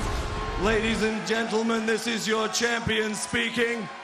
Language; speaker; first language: English; native; English